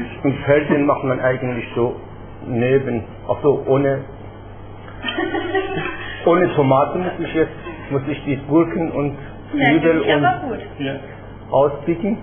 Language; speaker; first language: German; non-native, fluent; Persian